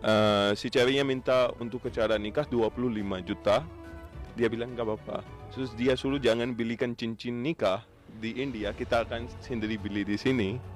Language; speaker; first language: Indonesian; non-native, fluent; Urdu